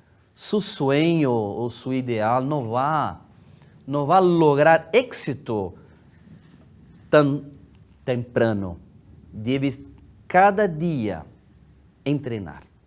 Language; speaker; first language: Spanish; non-native, fluent; Portuguese